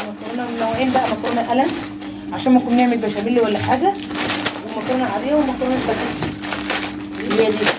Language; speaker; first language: Arabic; native; Arabic